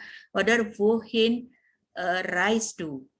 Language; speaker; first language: German; non-native, fluent; Indonesian